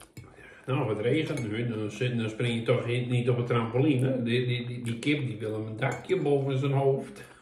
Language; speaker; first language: Dutch; native; Dutch